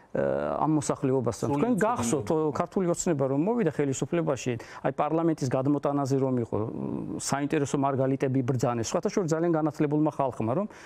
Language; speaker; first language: Georgian; non-native, local second language; Azerbaijani